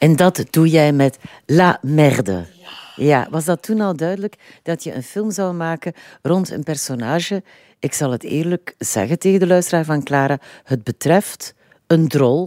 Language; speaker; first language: Dutch; native; Dutch